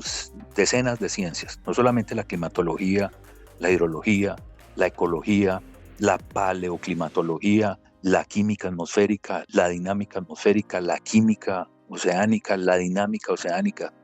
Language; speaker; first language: Spanish; native; Spanish